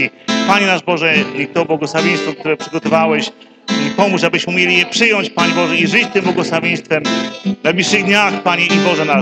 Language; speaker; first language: Polish; native; Polish